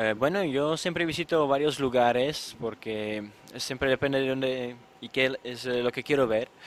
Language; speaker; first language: Spanish; non-native, fluent; Czech